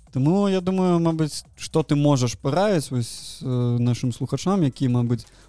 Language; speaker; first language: Belarusian; non-native, local second language; Russian